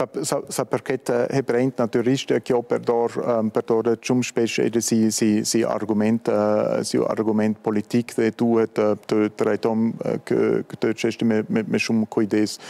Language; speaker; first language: Albanian; non-native, fluent; German